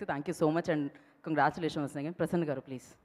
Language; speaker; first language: Telugu; native; Telugu